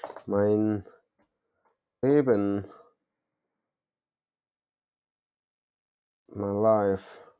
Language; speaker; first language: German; non-native, learner; Turkish